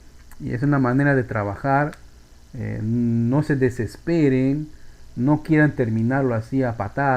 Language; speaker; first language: Spanish; native; Spanish